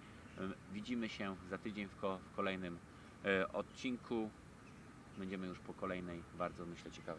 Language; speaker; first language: Polish; native; Polish